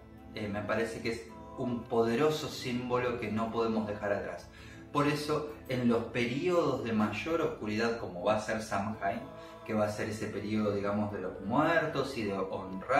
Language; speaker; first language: Spanish; native; Spanish